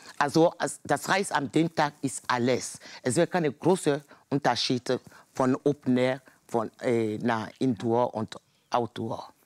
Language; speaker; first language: German; non-native, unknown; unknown